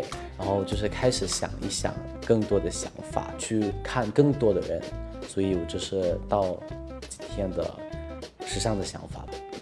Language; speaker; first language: Chinese; non-native, fluent; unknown